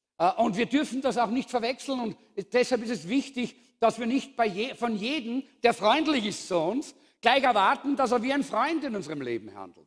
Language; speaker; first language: German; native; German